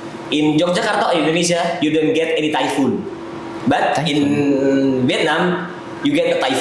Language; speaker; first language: English; non-native, learner; Indonesian